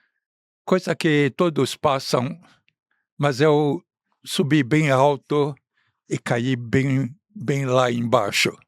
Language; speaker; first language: Portuguese; non-native, fluent; Arabic